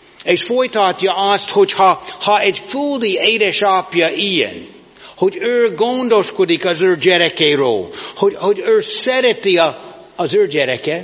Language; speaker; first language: Hungarian; non-native, learner; English